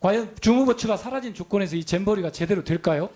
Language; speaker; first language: Korean; native; Korean